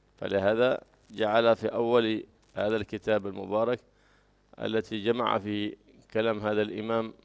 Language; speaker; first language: Arabic; native; Arabic